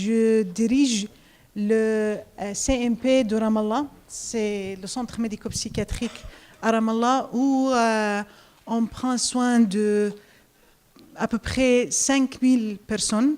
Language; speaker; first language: French; non-native, fluent; Arabic